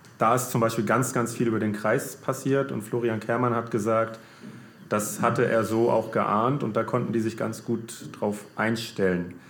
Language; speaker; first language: German; native; German